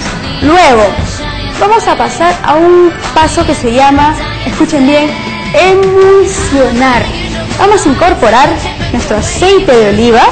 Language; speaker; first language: Spanish; native; Spanish